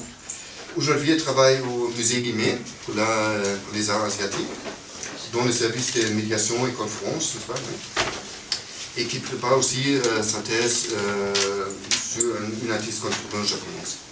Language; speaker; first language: French; non-native, fluent; German